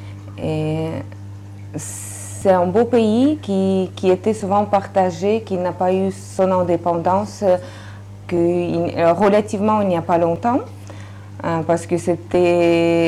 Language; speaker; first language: French; non-native, fluent; Russian